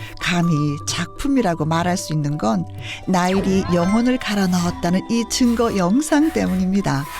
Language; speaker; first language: Korean; native; Korean